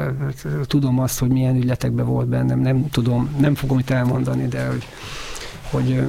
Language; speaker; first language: Hungarian; native; Hungarian